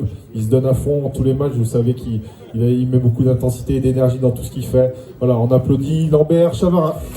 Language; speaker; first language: French; native; French